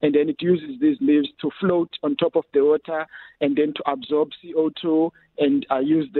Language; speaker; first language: English; non-native, local second language; Xhosa